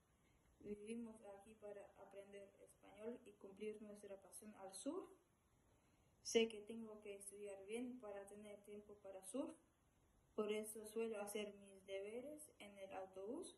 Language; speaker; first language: Spanish; early bilingual, other home language; Polish